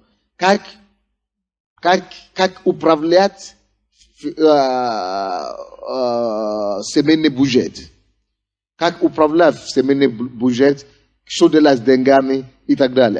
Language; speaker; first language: Russian; non-native, fluent; Yoruba